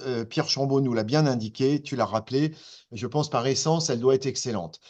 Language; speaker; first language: French; native; French